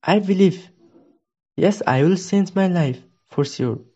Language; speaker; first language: English; non-native, local second language; Assamese